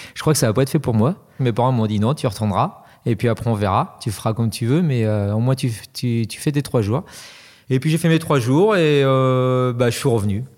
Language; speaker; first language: French; native; French